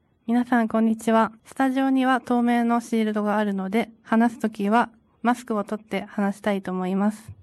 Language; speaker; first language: Japanese; non-native, local second language; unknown